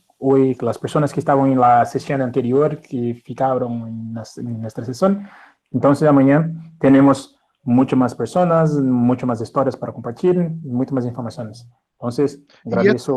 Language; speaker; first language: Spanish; non-native, fluent; Portuguese